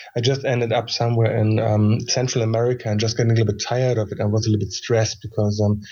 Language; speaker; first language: English; non-native, fluent; German